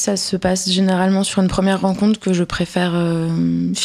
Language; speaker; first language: French; native; French